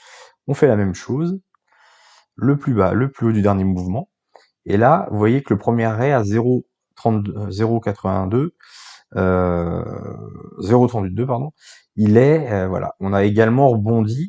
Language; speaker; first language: French; native; French